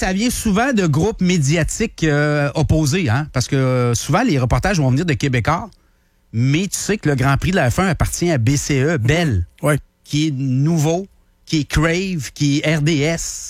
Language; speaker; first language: French; native; French